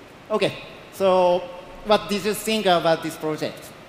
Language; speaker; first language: English; non-native, learner; Japanese